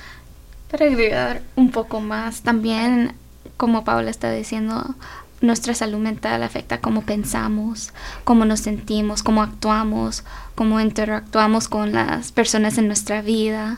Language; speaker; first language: Spanish; early bilingual, heritage; Spanish